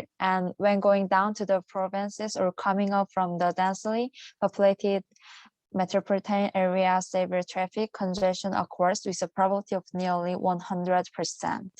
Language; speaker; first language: English; non-native, fluent; Korean